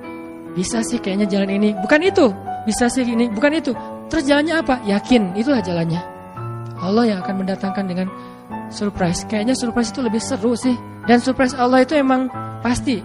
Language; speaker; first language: Indonesian; native; Indonesian